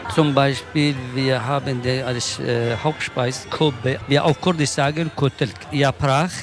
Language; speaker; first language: German; non-native, learner; Kurdish